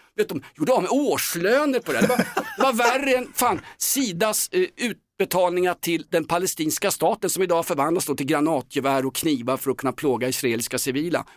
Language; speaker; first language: Swedish; native; Swedish